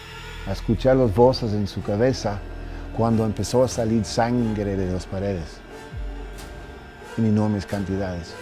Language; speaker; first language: Spanish; early bilingual, heritage; English